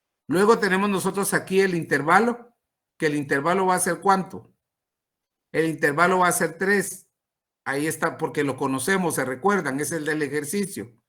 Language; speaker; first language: Spanish; native; Spanish